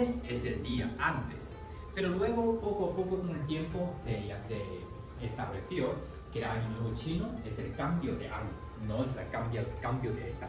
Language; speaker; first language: Spanish; non-native, fluent; Chinese